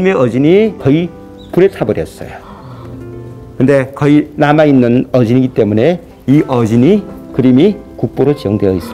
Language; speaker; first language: Korean; native; Korean